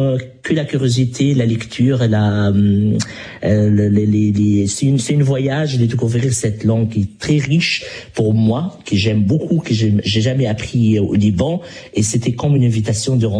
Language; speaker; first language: French; non-native, local second language; Arabic